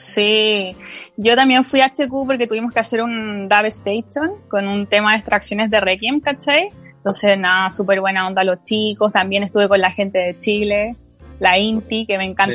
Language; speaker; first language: Spanish; native; Spanish